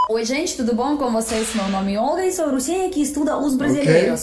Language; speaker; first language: Portuguese; non-native, fluent; Russian